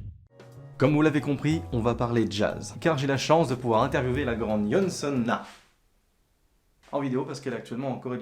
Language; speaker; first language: French; native; French